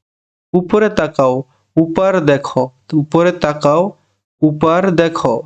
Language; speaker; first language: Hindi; non-native, learner; Bangla